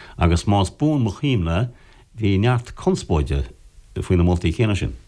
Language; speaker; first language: Irish; native; Irish